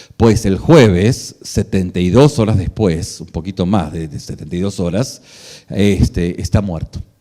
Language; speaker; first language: Spanish; native; Spanish